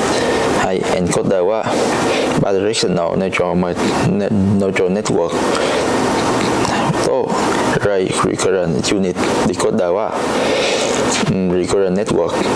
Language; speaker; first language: Japanese; non-native, learner; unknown